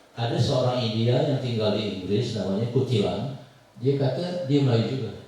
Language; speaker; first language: Malay; native; Malay